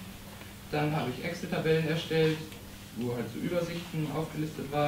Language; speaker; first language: German; native; German